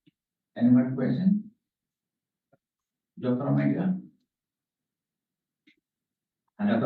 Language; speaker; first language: English; non-native, learner; Indonesian